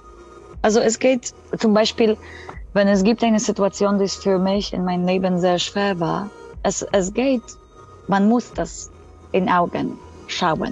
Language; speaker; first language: German; non-native, fluent; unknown